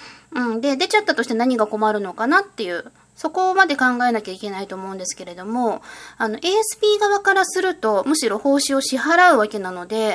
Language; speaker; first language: Japanese; native; Japanese